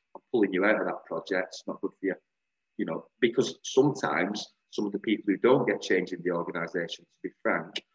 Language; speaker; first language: English; native; English